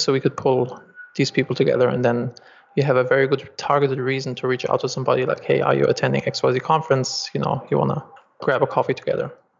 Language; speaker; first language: English; non-native, fluent; German